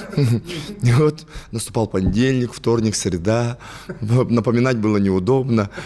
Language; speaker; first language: Russian; non-native, local second language; Yakut